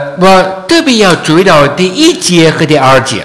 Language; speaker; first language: Chinese; non-native, learner; English